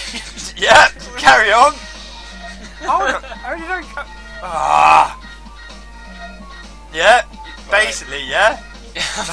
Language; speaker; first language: English; native; English